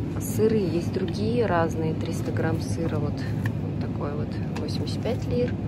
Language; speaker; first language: Russian; native; Russian